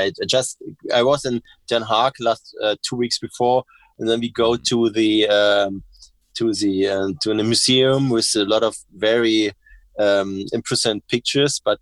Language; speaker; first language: English; non-native, fluent; German